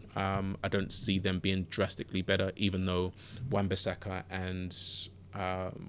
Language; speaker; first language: English; native; English